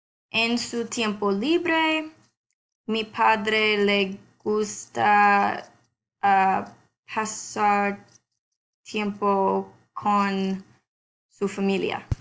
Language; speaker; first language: Spanish; non-native, learner; English